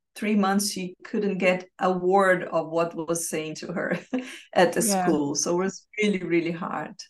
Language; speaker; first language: English; non-native, fluent; Portuguese